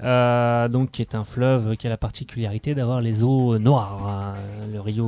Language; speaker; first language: French; native; French